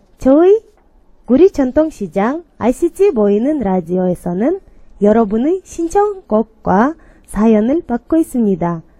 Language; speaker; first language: Korean; non-native, learner; Kyrgyz